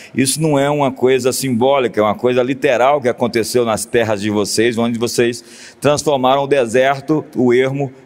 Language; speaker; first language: Portuguese; non-native, fluent; Hebrew